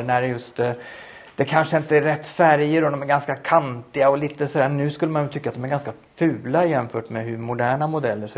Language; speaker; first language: Swedish; native; Swedish